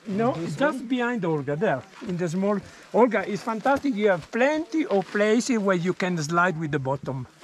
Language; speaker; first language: English; non-native, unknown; Italian